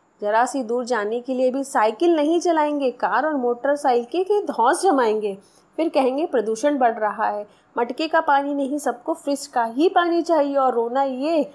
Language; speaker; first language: Hindi; non-native, local second language; Marathi